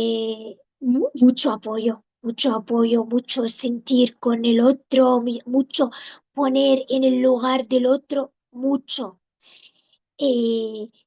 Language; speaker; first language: Spanish; non-native, fluent; Arabic